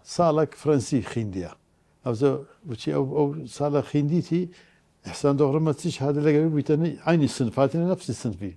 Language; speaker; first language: Central Kurdish; non-native, local second language; Turkish